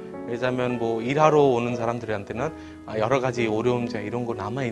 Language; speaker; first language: Korean; non-native, fluent; Bangla